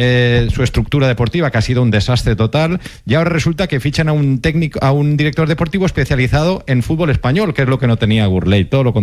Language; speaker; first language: Spanish; native; Spanish